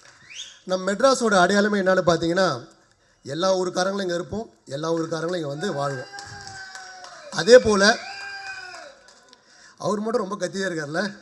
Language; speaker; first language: Tamil; native; Tamil